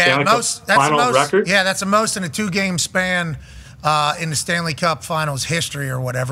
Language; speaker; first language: English; native; English